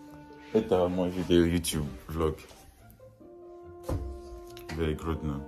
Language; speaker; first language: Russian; non-native, learner; French